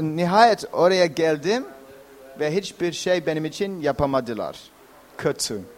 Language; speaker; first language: Turkish; non-native, fluent; English